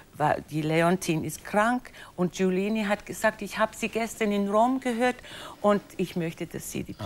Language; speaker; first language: German; non-native, fluent; English